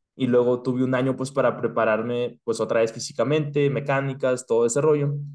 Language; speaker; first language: Spanish; native; Spanish